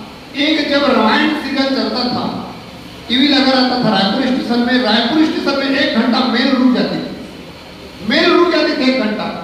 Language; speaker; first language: Hindi; native; Hindi